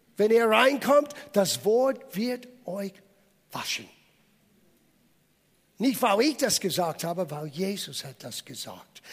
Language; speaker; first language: German; non-native, fluent; English